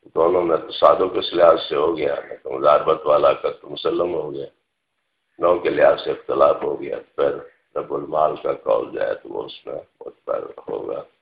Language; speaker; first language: Urdu; non-native, local second language; Punjabi